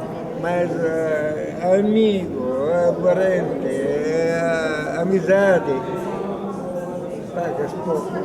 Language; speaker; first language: Portuguese; non-native, learner; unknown